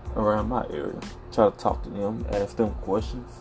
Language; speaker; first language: English; native; English